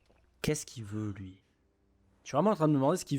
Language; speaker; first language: French; native; French